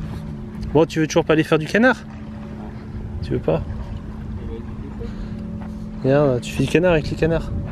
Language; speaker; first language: French; native; French